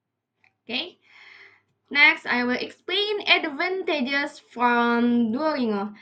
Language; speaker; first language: English; non-native, learner; Indonesian